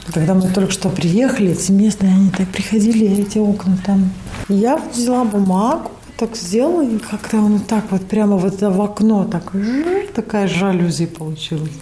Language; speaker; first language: Russian; non-native, local second language; Latvian